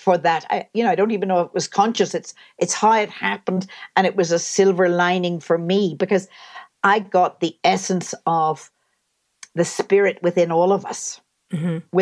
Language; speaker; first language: English; native; English